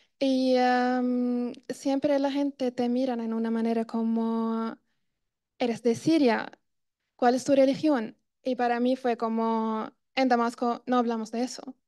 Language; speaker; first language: Spanish; non-native, fluent; Arabic